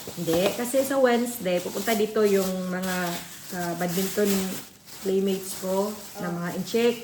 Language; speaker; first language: Filipino; non-native, local second language; Cebuano